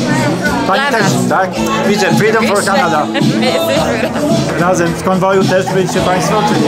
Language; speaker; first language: Polish; native; Polish